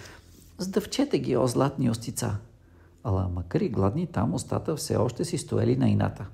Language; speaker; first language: Bulgarian; native; Bulgarian